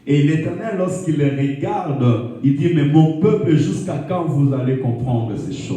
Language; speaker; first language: French; non-native, local second language; Lingala